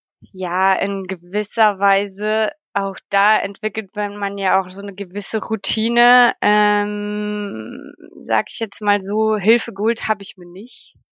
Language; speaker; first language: German; native; German